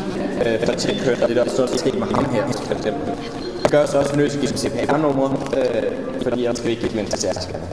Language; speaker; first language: Danish; native; Danish